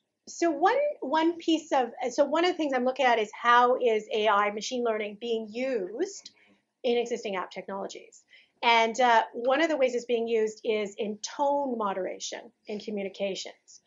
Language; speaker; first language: English; native; English